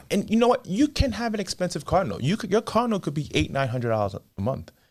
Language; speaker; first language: English; native; English